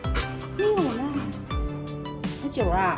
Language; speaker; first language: Chinese; native; Chinese